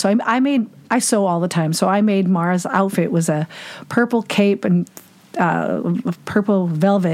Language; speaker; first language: English; non-native, fluent; German